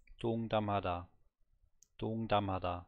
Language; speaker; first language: Korean; non-native, learner; German